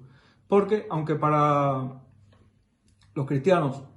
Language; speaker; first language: Spanish; native; Spanish